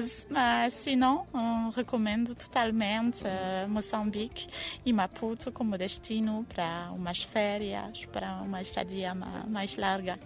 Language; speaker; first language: Portuguese; non-native, fluent; French